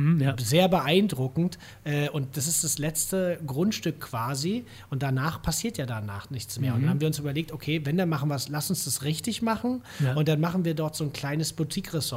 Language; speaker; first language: German; native; German